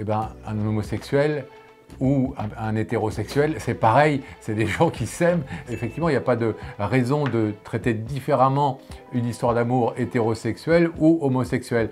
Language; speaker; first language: French; native; French